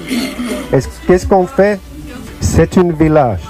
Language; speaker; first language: French; non-native, learner; Finnish